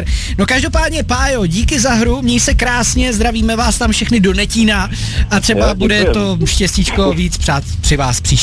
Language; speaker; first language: Czech; native; Czech